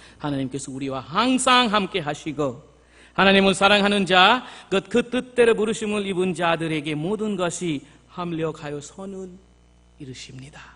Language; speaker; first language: Korean; non-native, fluent; Bangla